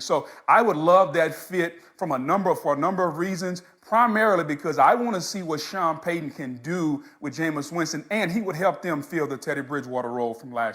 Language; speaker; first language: English; native; English